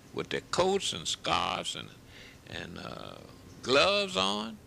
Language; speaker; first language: English; native; English